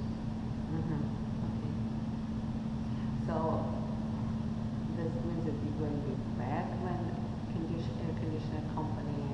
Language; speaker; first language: English; non-native, fluent; Russian